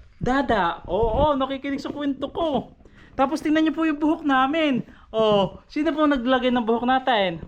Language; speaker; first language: Filipino; native; Filipino